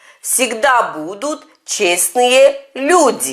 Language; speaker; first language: Russian; non-native, fluent; Turkish